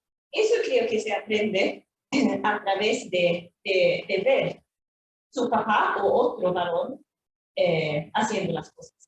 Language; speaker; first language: Spanish; non-native, fluent; Swedish